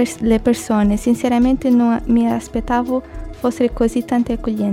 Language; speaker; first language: Italian; non-native, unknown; Portuguese